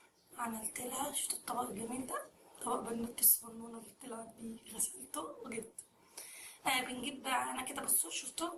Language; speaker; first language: Arabic; native; Arabic